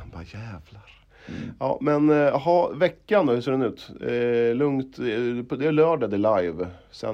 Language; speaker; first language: Swedish; native; Swedish